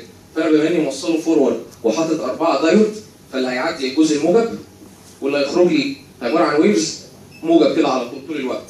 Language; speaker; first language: Arabic; native; Arabic